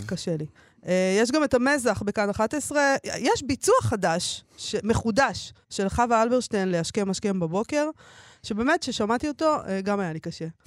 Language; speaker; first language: Hebrew; native; Hebrew